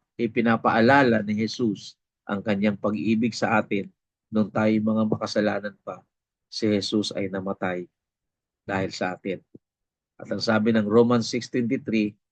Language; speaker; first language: Filipino; non-native, local second language; Bikol